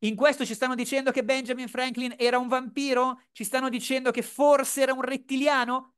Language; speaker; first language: Italian; native; Italian